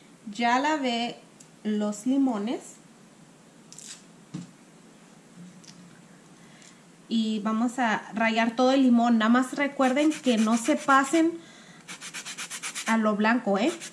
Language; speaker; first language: Spanish; native; Spanish